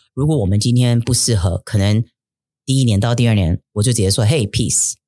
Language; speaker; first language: Chinese; early bilingual, heritage; Chinese